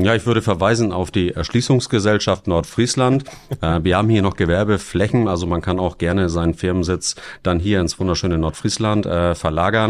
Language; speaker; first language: German; native; German